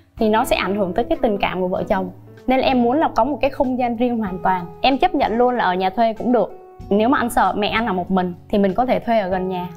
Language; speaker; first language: Vietnamese; native; Vietnamese